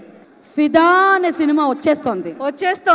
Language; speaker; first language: Telugu; native; Telugu